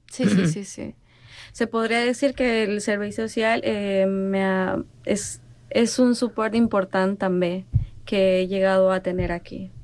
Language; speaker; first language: Catalan; non-native, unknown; Spanish